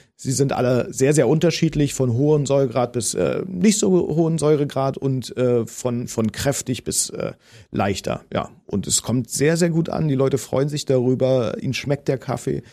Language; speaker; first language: German; native; German